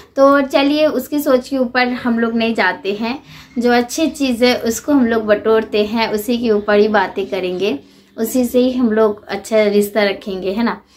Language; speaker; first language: Hindi; non-native, fluent; Bangla